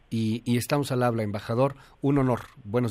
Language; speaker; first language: Spanish; native; Spanish